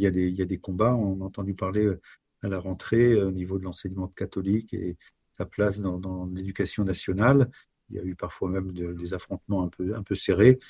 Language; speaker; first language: French; native; French